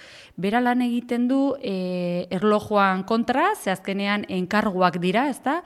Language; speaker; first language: Basque; native; Basque